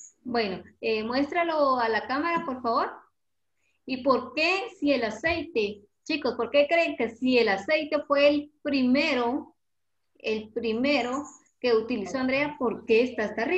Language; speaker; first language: Spanish; native; Spanish